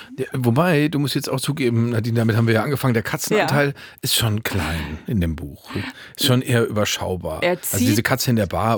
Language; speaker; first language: German; native; German